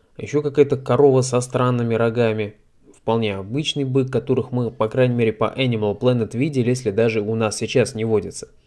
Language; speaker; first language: Russian; native; Russian